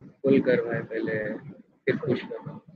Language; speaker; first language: Hindi; native; Hindi